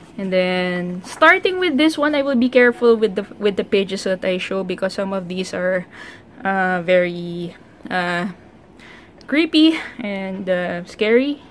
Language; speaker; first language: English; non-native, local second language; Filipino